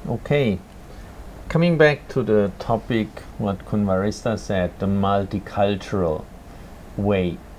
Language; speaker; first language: English; non-native, fluent; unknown